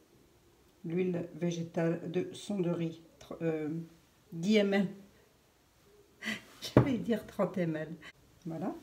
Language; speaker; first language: French; native; French